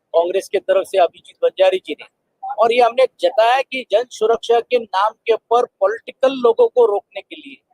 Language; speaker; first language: Hindi; non-native, local second language; Marathi